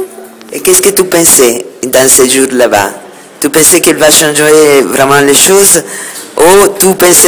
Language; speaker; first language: French; non-native, fluent; Italian